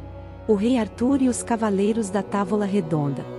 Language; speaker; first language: Portuguese; native; Portuguese